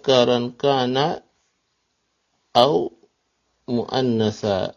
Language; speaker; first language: Arabic; non-native, fluent; Indonesian